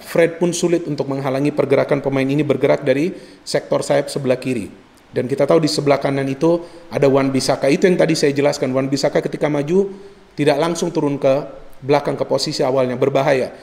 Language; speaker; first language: Indonesian; native; Indonesian